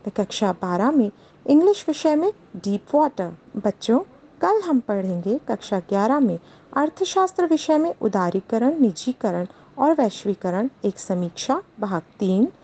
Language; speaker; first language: Hindi; native; Hindi